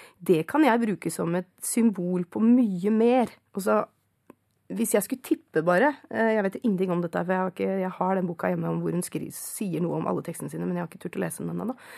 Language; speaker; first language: Norwegian; native; Norwegian